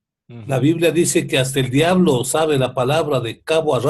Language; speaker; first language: Spanish; native; Spanish